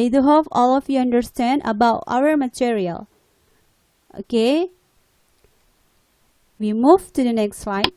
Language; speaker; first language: English; non-native, learner; Indonesian